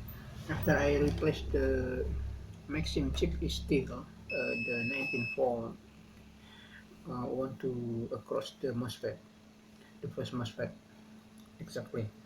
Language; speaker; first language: English; non-native, learner; Indonesian